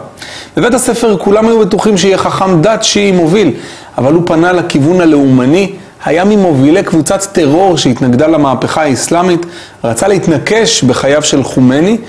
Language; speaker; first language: Hebrew; native; Hebrew